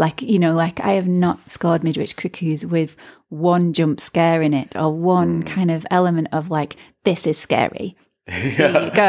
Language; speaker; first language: English; native; English